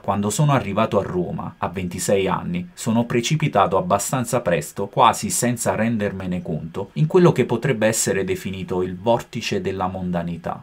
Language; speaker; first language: Italian; native; Italian